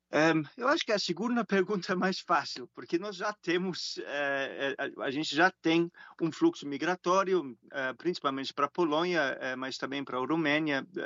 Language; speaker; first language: Portuguese; non-native, fluent; German